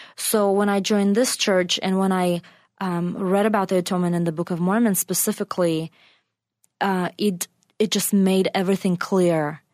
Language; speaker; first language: English; non-native, fluent; Russian